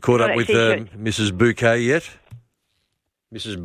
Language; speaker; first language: English; native; English